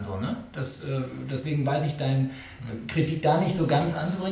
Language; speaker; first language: German; native; German